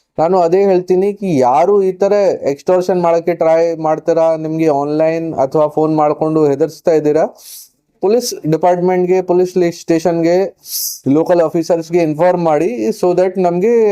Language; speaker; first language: Kannada; non-native, fluent; Hindi